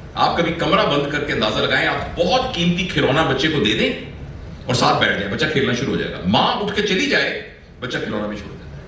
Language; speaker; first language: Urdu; non-native, local second language; Punjabi